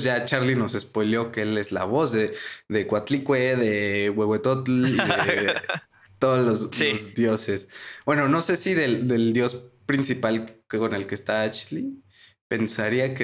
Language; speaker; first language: Spanish; native; Spanish